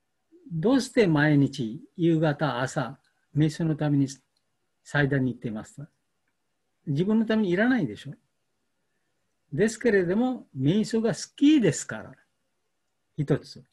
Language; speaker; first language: Japanese; non-native, fluent; Bangla